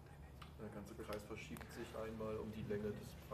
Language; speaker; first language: German; native; German